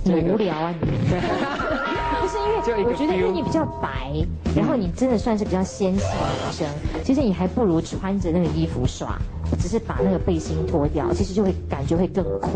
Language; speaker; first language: Chinese; native; Chinese